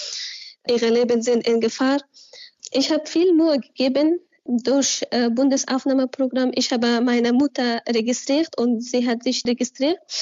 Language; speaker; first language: German; non-native, learner; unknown